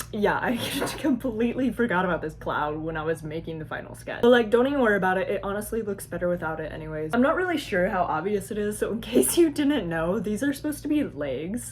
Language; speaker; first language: English; native; English